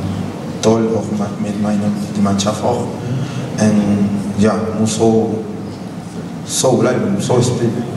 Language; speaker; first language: German; non-native, learner; Spanish